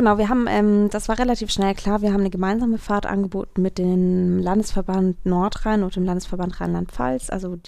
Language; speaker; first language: German; native; German